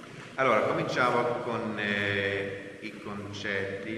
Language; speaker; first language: Italian; non-native, fluent; English